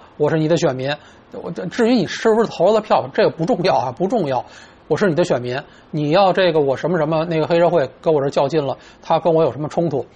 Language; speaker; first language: Chinese; native; Chinese